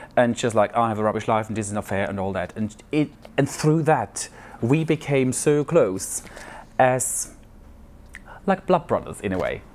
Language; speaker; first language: English; non-native, fluent; Swiss German